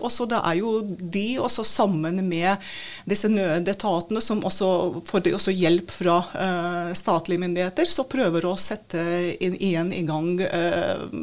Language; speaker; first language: Norwegian; non-native, fluent; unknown